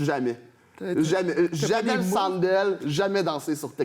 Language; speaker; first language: French; native; French